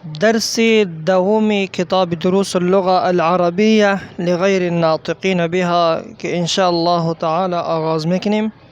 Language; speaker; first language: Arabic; non-native, fluent; Persian